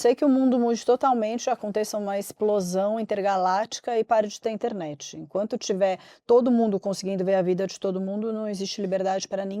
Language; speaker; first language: Portuguese; native; Portuguese